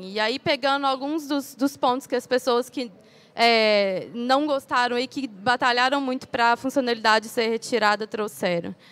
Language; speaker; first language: Portuguese; native; Portuguese